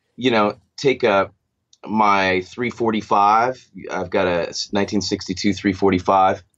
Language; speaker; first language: English; native; English